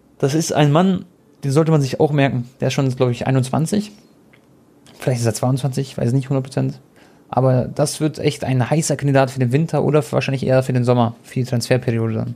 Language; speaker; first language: German; early bilingual, other home language; Croatian